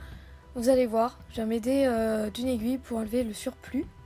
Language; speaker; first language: French; native; French